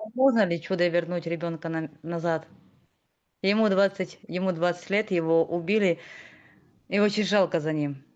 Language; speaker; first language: Russian; native; Russian